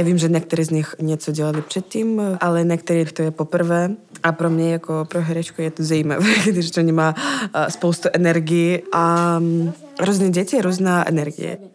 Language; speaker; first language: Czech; non-native, learner; Ukrainian